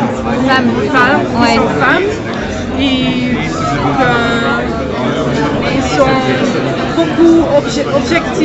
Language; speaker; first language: French; non-native, fluent; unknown